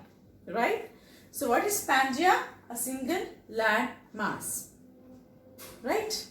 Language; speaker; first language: English; non-native, local second language; Telugu